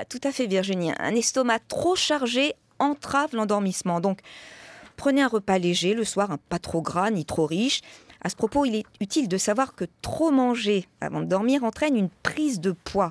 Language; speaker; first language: French; native; French